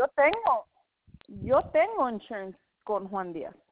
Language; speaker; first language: Spanish; early bilingual, heritage; Spanish